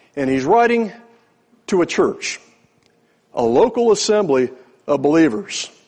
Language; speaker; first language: English; native; English